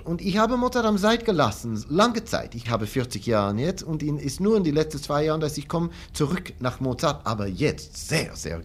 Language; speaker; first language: German; non-native, learner; English